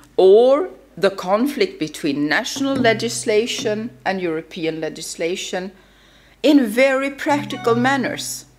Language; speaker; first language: English; non-native, fluent; Swedish